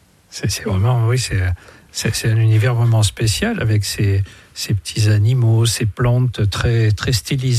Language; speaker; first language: French; native; French